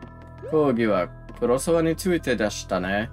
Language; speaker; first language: Japanese; non-native, learner; English